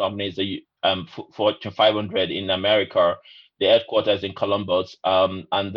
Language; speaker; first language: English; non-native, local second language; Igbo